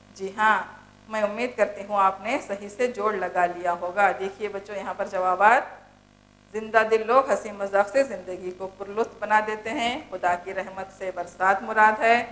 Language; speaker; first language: Urdu; native; Urdu